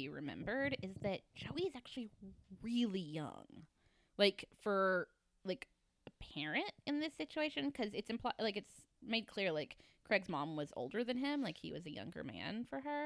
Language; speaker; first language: English; native; English